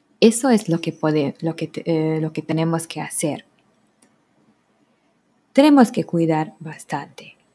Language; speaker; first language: Spanish; non-native, learner; Hungarian